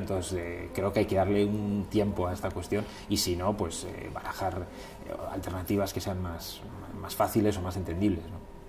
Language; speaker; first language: Spanish; native; Spanish